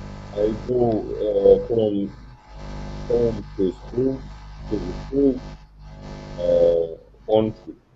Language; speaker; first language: English; non-native, learner; Russian